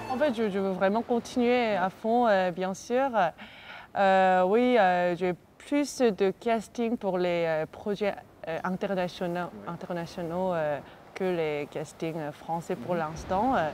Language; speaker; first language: French; non-native, fluent; Korean